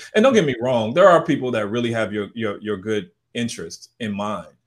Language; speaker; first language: English; native; English